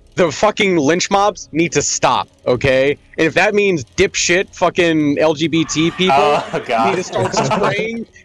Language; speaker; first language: English; native; English